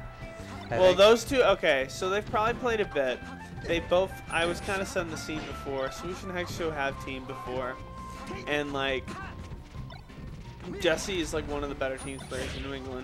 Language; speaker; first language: English; native; English